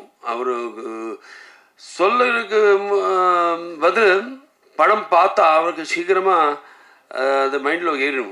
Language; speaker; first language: Tamil; non-native, local second language; Telugu